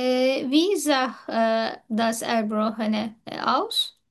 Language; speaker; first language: German; non-native, learner; Turkish